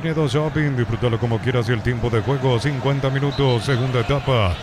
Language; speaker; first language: Spanish; native; Spanish